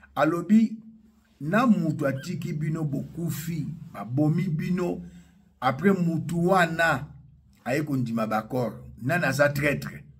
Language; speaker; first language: Lingala; non-native, local second language; Luba-Lulua